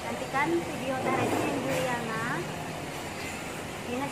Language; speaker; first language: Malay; non-native, local second language; Sundanese